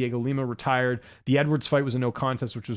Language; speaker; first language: English; native; English